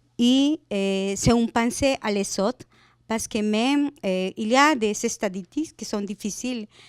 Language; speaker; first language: French; non-native, fluent; Spanish